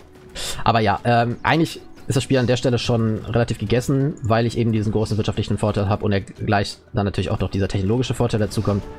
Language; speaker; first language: German; native; German